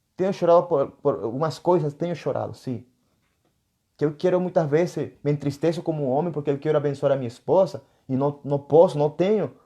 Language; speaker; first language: Portuguese; non-native, fluent; Spanish